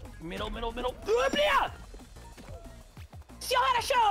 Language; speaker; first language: Russian; non-native, learner; English